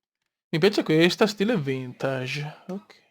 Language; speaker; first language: Italian; native; Italian